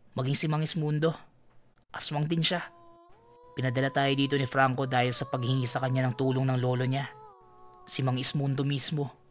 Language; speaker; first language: Filipino; native; Filipino